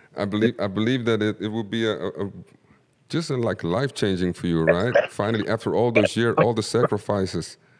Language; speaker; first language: English; non-native, fluent; Dutch